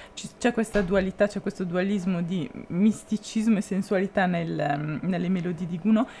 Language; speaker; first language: Italian; native; Italian